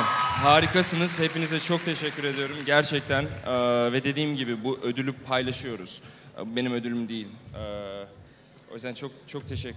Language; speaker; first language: Turkish; early bilingual, heritage; Turkish